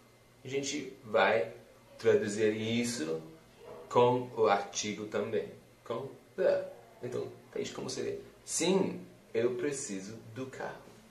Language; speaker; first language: Portuguese; non-native, fluent; English